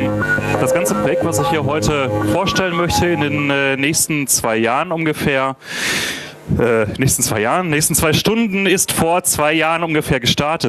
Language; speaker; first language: German; native; German